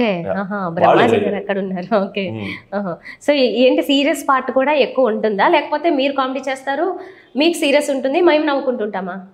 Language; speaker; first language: Telugu; native; Telugu